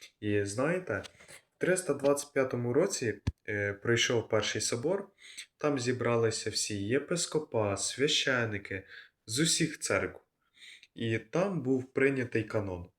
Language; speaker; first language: Ukrainian; non-native, local second language; Russian